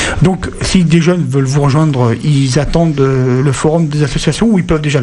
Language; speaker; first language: French; native; French